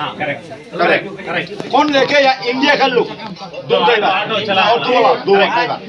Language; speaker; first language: Hindi; non-native, local second language; Bangla